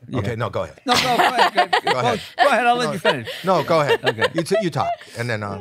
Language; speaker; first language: English; native; English